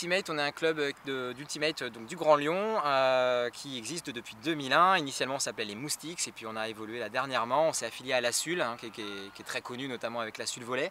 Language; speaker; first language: French; native; French